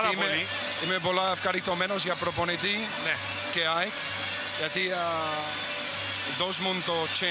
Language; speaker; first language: Greek; non-native, learner; English